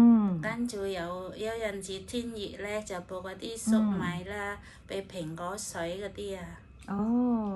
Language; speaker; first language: Cantonese; non-native, fluent; Indonesian